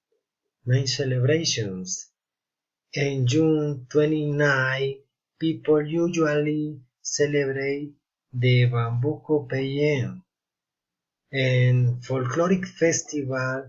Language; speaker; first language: English; non-native, learner; Spanish